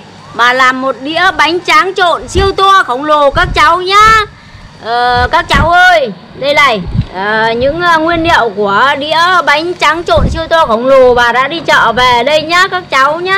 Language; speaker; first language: Vietnamese; native; Vietnamese